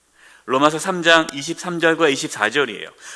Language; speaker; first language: Korean; native; Korean